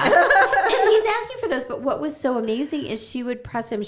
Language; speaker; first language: English; native; English